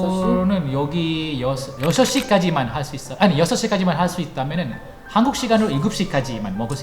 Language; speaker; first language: Korean; non-native, fluent; Malay